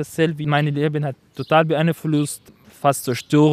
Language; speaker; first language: German; non-native, learner; Arabic